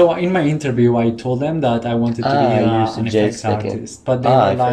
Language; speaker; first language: English; non-native, fluent; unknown